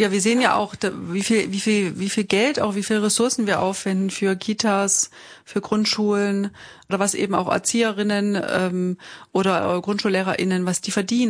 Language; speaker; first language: German; native; German